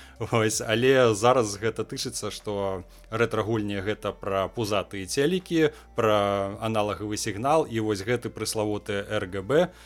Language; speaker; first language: Belarusian; non-native, local second language; Russian